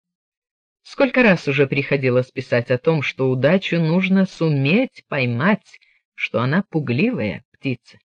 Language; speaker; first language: Russian; native; Russian